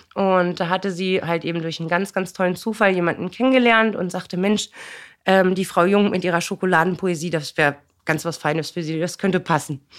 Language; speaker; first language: German; early bilingual, other home language; Turkish